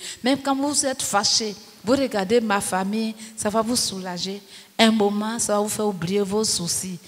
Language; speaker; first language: French; non-native, local second language; Baoulé